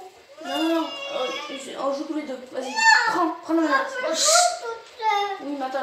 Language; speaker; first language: French; native; French